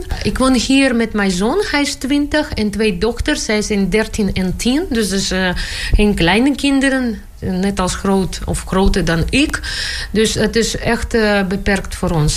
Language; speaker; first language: Dutch; non-native, fluent; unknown